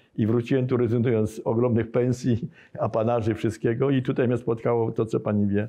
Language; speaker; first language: Polish; native; Polish